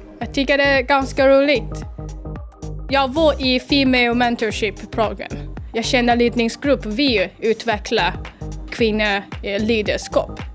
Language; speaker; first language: Swedish; non-native, fluent; Chinese